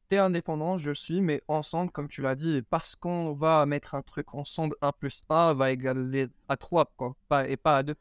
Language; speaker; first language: French; non-native, local second language; Arabic